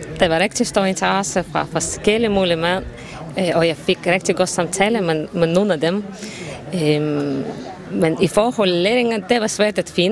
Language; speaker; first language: Danish; non-native, learner; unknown